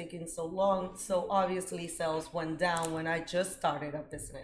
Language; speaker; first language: English; early bilingual, other home language; Spanish